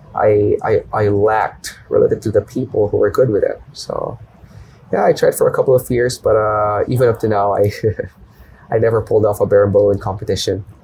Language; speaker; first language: English; non-native, local second language; Filipino